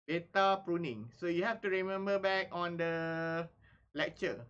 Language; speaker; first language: English; non-native, local second language; Malay